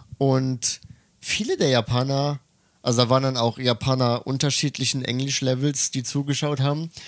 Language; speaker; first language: German; native; German